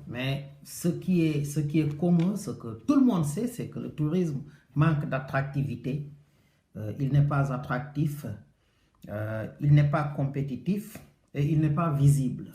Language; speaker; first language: French; non-native, local second language; Wolof